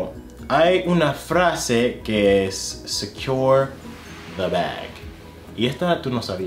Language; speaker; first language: Spanish; non-native, fluent; English